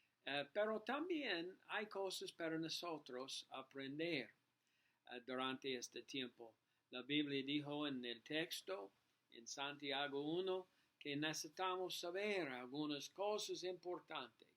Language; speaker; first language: Spanish; non-native, learner; English